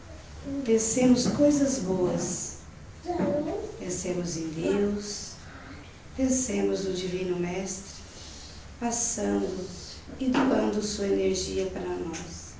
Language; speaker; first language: Portuguese; native; Portuguese